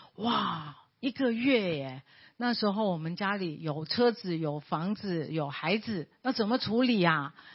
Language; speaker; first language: Chinese; native; Chinese